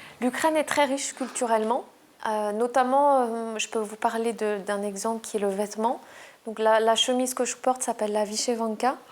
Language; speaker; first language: French; native; French